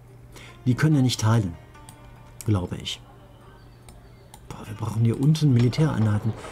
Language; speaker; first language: German; native; German